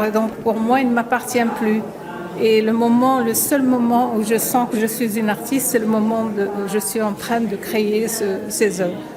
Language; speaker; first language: French; non-native, local second language; Arabic